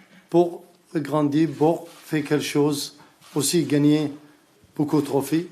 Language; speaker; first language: French; non-native, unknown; Arabic